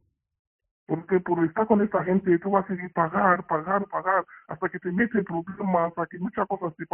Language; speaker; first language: Spanish; non-native, learner; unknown